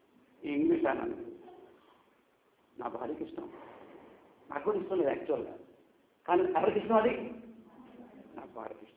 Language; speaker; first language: Telugu; native; Telugu